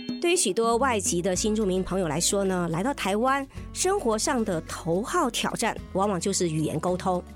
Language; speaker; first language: Chinese; native; Chinese